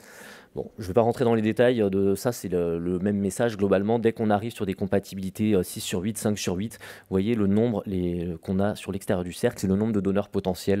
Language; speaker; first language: French; native; French